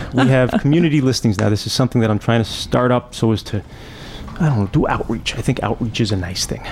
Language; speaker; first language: English; native; English